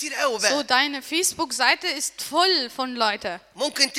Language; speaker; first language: German; non-native, learner; Arabic